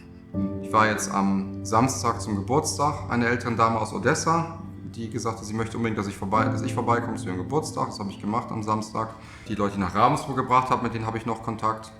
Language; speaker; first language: German; native; German